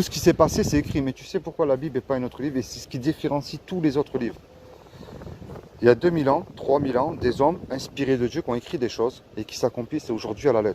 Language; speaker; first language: French; native; French